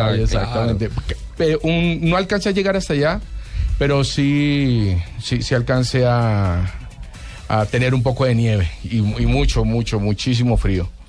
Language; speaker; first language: Spanish; native; Spanish